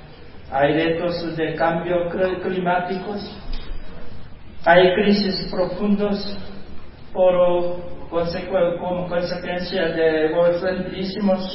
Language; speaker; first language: Spanish; non-native, fluent; Korean